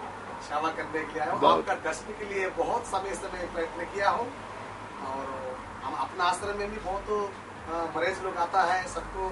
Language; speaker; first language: Hindi; non-native, local second language; Telugu